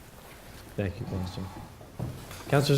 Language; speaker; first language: English; native; English